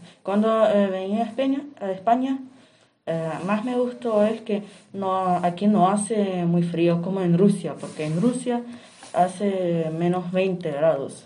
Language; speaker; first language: Spanish; early bilingual, other home language; Russian